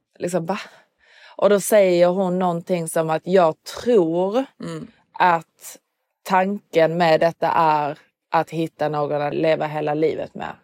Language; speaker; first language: Swedish; early bilingual, other home language; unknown